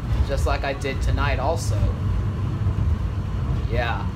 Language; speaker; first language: English; native; English